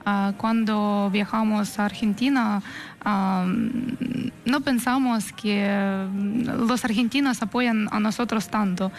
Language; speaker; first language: Spanish; non-native, fluent; Ukrainian